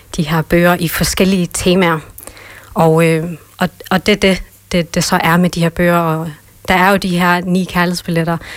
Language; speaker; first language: Danish; early bilingual, other home language; Vietnamese